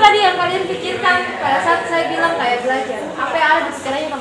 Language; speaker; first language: Indonesian; native; Indonesian